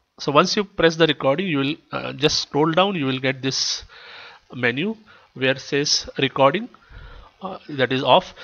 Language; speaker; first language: English; non-native, local second language; Kannada